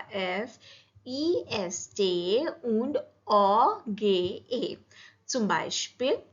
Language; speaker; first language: German; non-native, fluent; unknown